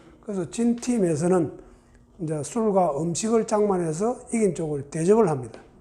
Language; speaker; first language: Korean; native; Korean